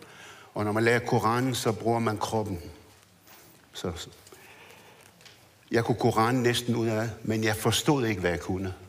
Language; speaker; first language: Danish; early bilingual, other home language; Arabic